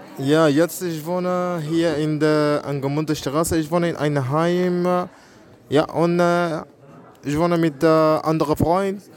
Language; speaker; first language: German; non-native, learner; Arabic